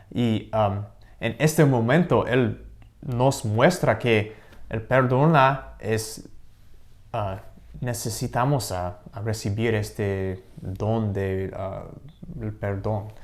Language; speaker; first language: Spanish; non-native, learner; English